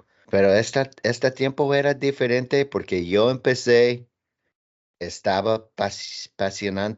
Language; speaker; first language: Spanish; non-native, learner; English